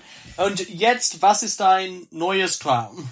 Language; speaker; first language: German; non-native, learner; English